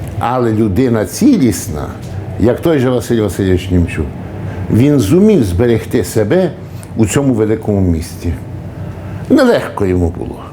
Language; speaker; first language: Ukrainian; native; Ukrainian